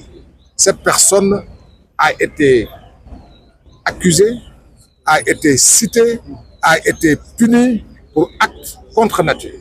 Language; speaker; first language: French; non-native, local second language; Wolof